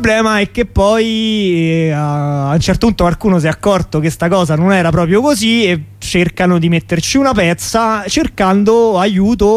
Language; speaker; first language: Italian; native; Italian